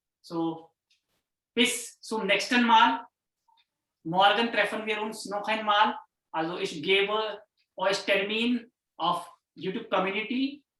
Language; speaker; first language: German; non-native, fluent; Hindi